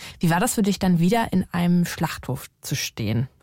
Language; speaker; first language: German; native; German